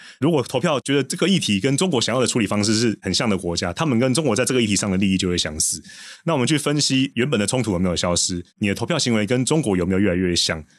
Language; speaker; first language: Chinese; native; Chinese